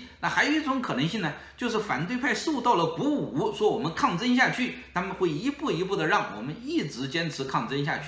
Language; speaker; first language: Chinese; native; Chinese